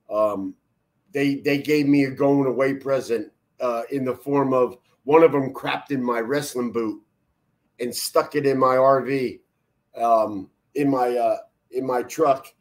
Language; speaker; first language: English; native; English